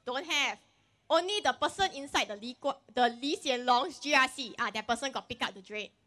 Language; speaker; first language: English; non-native, local second language; Chinese